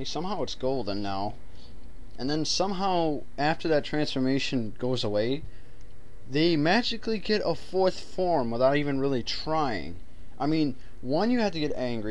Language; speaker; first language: English; native; English